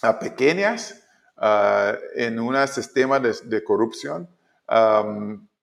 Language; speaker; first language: Spanish; non-native, learner; English